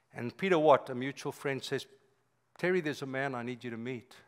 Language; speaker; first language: English; native; English